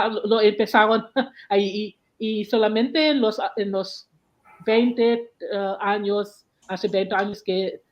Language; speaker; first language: Spanish; non-native, learner; English